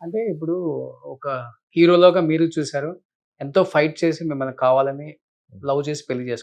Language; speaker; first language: Telugu; native; Telugu